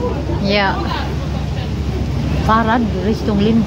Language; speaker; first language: German; non-native, learner; Filipino